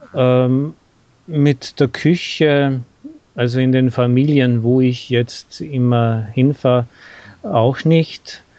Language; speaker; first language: German; native; German